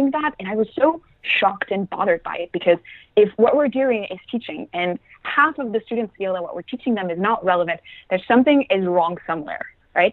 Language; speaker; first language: English; non-native, fluent; French